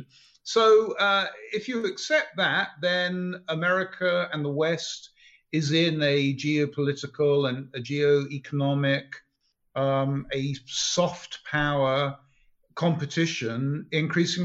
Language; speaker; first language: English; native; English